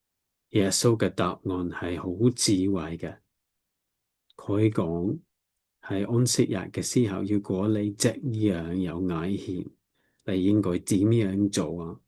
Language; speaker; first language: Cantonese; non-native, learner; English